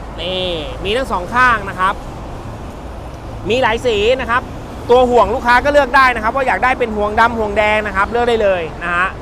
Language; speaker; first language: Thai; native; Thai